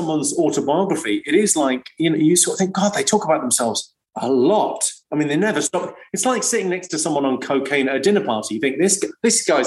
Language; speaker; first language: English; native; English